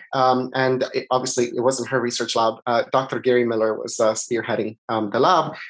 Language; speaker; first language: English; non-native, fluent; Italian